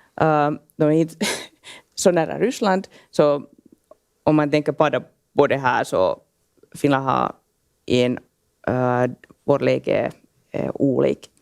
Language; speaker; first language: Swedish; non-native, local second language; Finnish